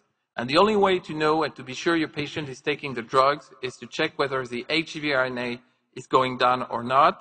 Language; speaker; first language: English; non-native, fluent; French